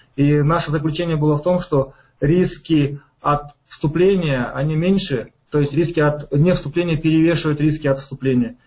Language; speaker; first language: Russian; non-native, local second language; Kyrgyz